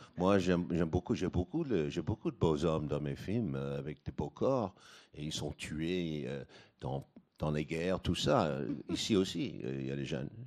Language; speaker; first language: French; non-native, fluent; English